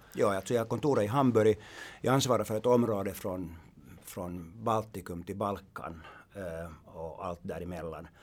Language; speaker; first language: Swedish; non-native, local second language; Finnish